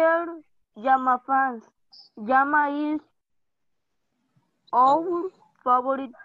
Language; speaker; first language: English; non-native, learner; Spanish